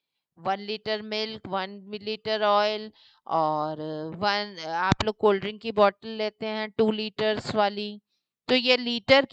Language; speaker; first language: Hindi; native; Hindi